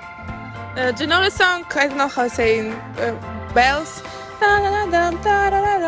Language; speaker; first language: English; non-native, learner; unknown